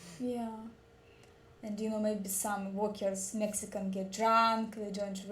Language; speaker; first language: English; non-native, learner; Russian